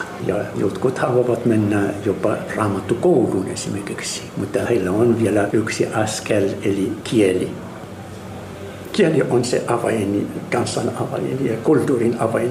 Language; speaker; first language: Finnish; non-native, fluent; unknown